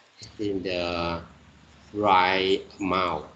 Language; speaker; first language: English; non-native, learner; Vietnamese